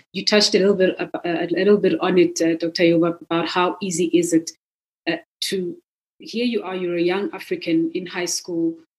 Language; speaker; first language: English; non-native, local second language; Zulu